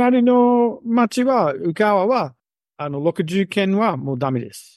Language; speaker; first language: Japanese; non-native, learner; English